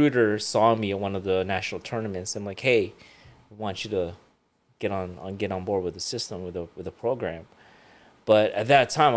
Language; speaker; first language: English; early bilingual, other home language; Iloko